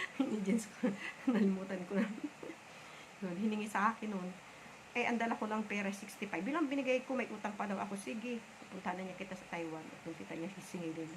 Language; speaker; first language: Filipino; non-native, local second language; Bikol